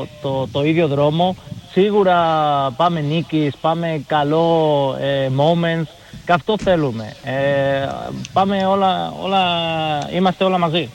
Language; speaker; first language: Greek; non-native, learner; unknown